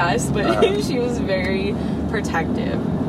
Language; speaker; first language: English; native; English